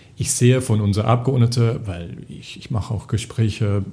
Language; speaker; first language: German; non-native, fluent; English